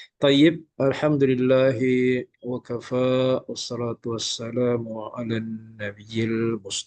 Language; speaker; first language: Arabic; non-native, fluent; Malay